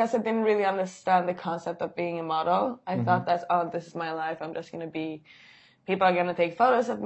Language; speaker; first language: English; non-native, fluent; Swedish